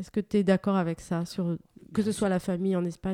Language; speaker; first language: French; native; French